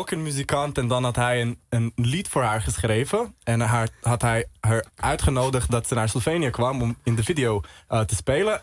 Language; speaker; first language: Dutch; early bilingual, heritage; Dutch